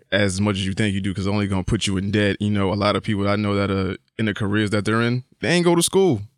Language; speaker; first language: English; native; English